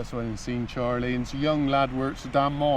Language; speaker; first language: English; native; English